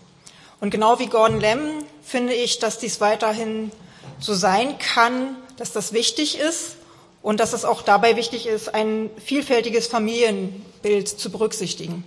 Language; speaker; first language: German; native; German